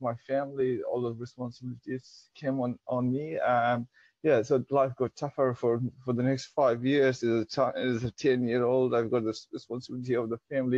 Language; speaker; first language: English; non-native, local second language; Persian